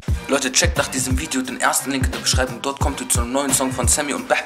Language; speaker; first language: German; native; German